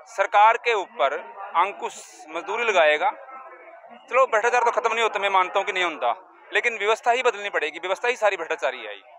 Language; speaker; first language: Hindi; native; Hindi